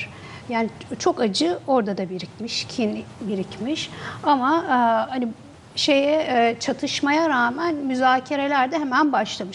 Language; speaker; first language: Turkish; native; Turkish